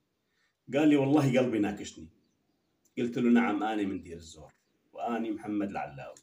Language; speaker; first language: Arabic; native; Arabic